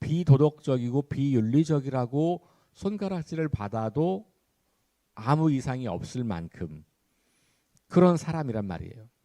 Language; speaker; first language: Korean; native; Korean